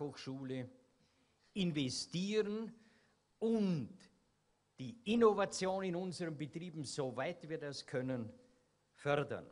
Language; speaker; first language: German; native; German